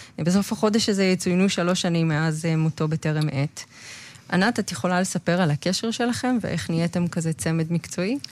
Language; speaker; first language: Hebrew; native; Hebrew